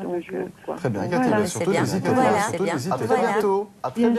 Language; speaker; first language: French; native; French